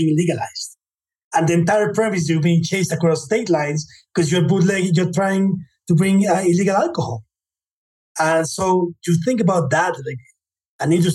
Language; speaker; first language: English; native; English